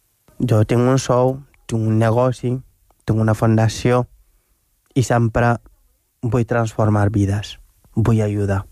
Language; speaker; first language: Catalan; non-native, fluent; Wolof